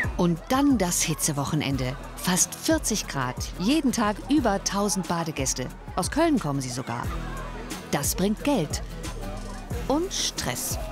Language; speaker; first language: German; native; German